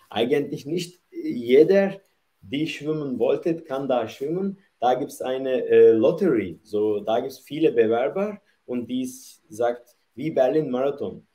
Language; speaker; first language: German; non-native, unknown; Turkish